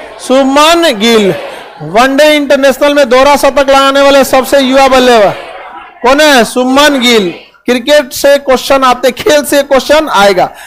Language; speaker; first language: Hindi; native; Hindi